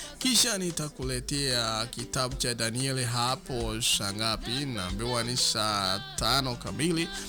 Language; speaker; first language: Swahili; non-native, local second language; Gusii